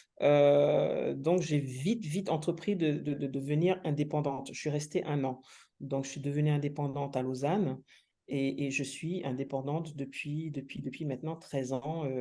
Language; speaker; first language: French; native; French